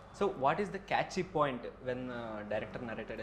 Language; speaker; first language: Telugu; native; Telugu